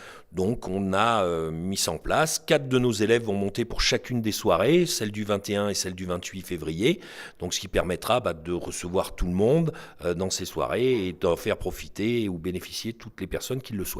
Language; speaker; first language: French; native; French